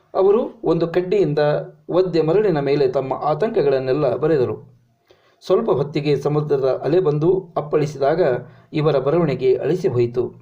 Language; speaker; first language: Kannada; native; Kannada